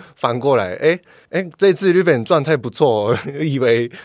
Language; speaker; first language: Chinese; non-native, fluent; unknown